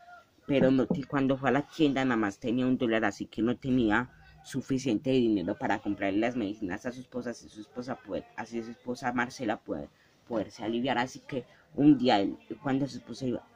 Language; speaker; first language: Spanish; native; Spanish